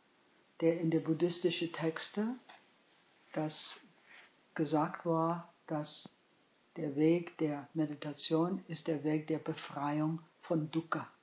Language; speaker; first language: German; non-native, fluent; English